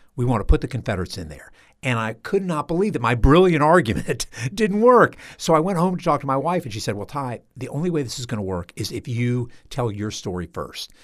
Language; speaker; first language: English; native; English